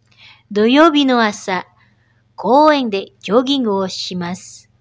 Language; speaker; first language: Japanese; non-native, fluent; Indonesian